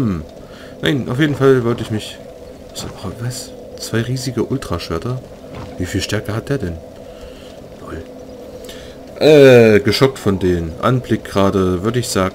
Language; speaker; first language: German; native; German